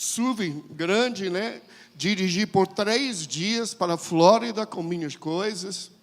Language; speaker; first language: Portuguese; non-native, fluent; English